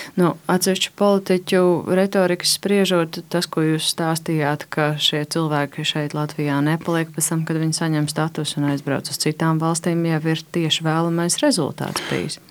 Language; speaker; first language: Latvian; native; Latvian